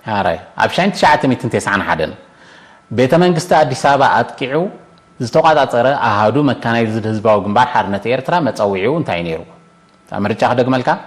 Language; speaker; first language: Tigrinya; native; Tigrinya